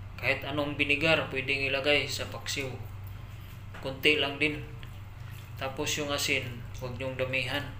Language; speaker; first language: Filipino; non-native, local second language; Cebuano